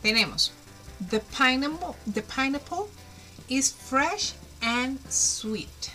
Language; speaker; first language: English; non-native, fluent; Spanish